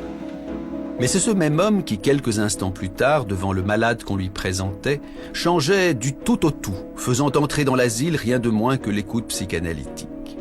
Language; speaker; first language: French; native; French